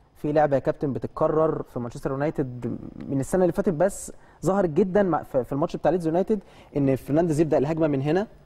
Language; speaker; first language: Egyptian Arabic; native; Egyptian Arabic